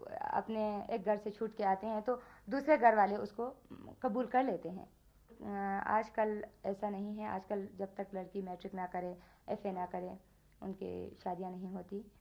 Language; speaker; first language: Urdu; non-native, local second language; Balti